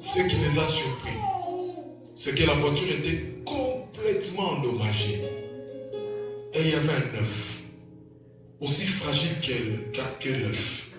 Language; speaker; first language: French; non-native, local second language; Lingala